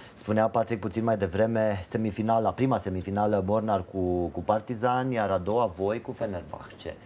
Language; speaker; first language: Romanian; native; Romanian